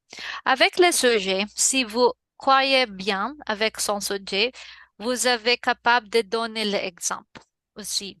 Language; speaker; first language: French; non-native, learner; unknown